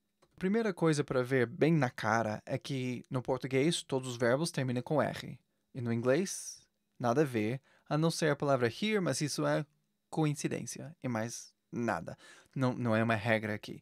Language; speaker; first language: Portuguese; non-native, fluent; English